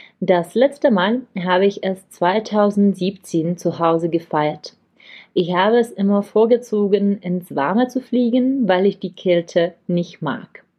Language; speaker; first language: German; non-native, fluent; Czech